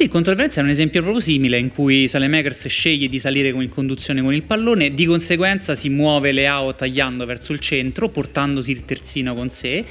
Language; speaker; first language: Italian; native; Italian